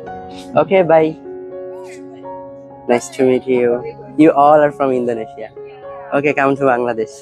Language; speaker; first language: English; non-native, fluent; Bangla